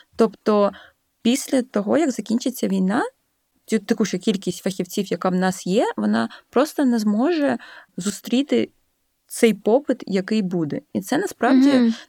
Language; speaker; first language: Ukrainian; native; Ukrainian